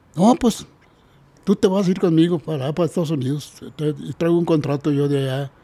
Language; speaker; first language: Spanish; native; Spanish